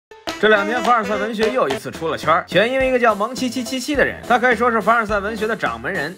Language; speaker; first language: Chinese; native; Chinese